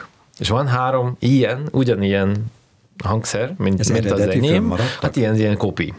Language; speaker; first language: Hungarian; non-native, fluent; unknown